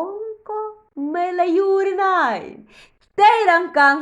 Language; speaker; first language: Finnish; non-native, learner; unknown